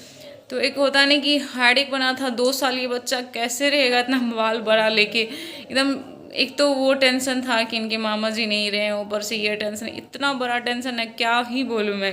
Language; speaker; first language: Hindi; non-native, local second language; Maithili